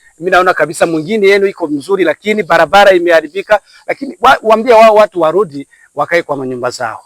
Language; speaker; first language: Swahili; non-native, local second language; Kinyarwanda